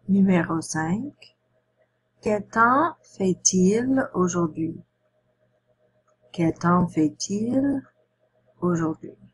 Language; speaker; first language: French; non-native, fluent; English